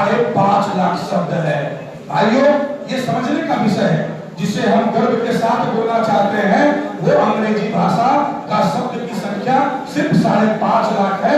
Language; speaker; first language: Hindi; native; Hindi